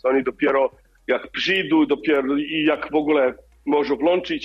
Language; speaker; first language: Polish; non-native, learner; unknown